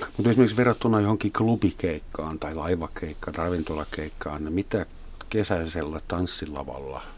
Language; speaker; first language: Finnish; non-native, fluent; German